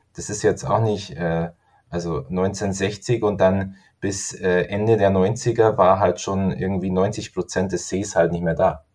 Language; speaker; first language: German; native; German